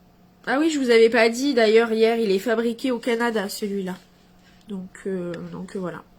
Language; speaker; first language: French; native; French